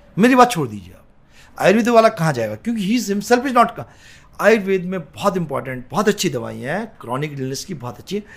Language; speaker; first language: Hindi; native; Hindi